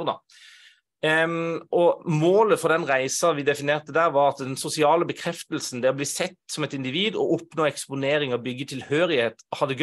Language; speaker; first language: Norwegian; native; Norwegian